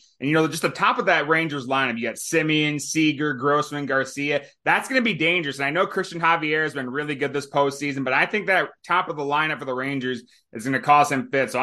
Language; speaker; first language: English; native; English